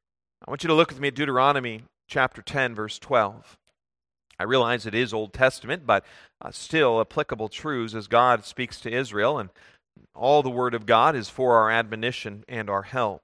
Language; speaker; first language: English; native; English